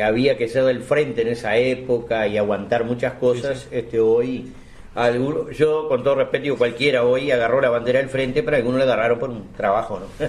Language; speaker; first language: Spanish; native; Spanish